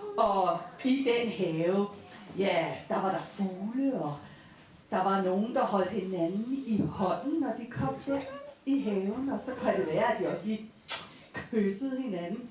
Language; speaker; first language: Danish; native; Danish